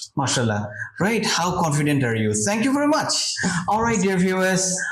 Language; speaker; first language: English; non-native, fluent; Bangla